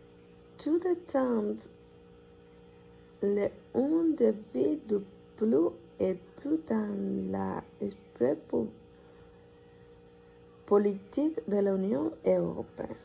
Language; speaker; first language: French; non-native, learner; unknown